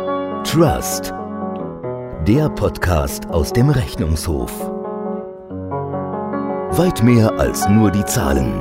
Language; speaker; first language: German; native; German